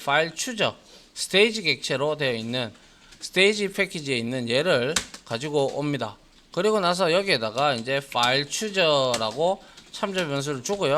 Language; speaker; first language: Korean; native; Korean